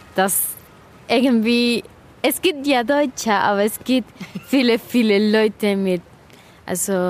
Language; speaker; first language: German; non-native, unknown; Spanish